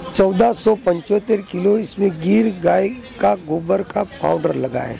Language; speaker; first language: Hindi; non-native, local second language; Gujarati